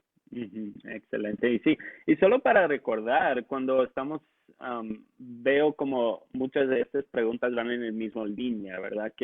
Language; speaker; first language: Spanish; non-native, local second language; English